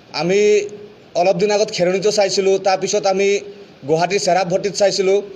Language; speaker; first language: Assamese; non-native, local second language; Bhojpuri